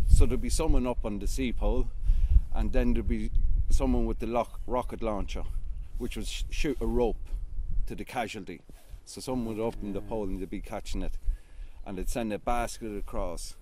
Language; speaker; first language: English; native; English